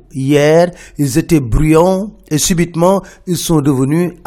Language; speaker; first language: French; non-native, local second language; Wolof